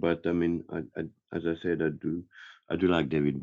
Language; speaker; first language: English; non-native, fluent; French